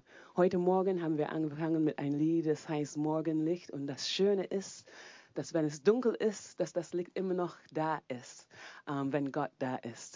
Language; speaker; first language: German; non-native, fluent; English